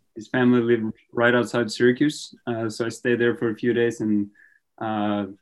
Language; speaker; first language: English; non-native, fluent; Norwegian